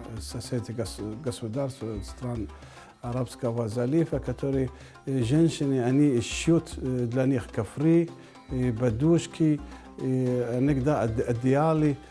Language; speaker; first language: Russian; non-native, learner; Arabic